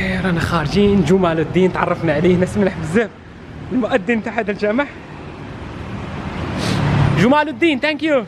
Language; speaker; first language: Arabic; native; Arabic